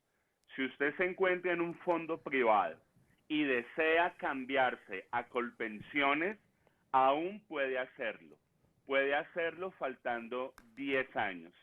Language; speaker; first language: Spanish; native; Spanish